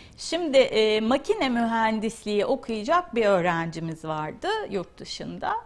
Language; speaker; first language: Turkish; native; Turkish